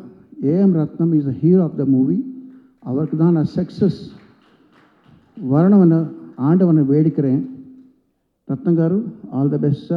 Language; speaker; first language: Tamil; non-native, local second language; Telugu